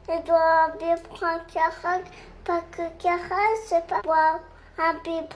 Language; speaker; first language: French; native; French